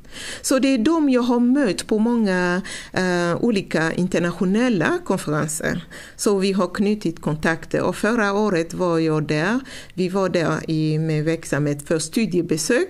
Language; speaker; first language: Swedish; non-native, fluent; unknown